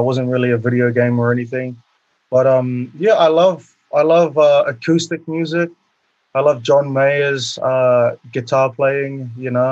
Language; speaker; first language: English; native; English